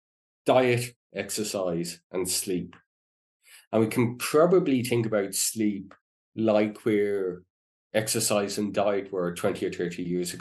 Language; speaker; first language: English; native; English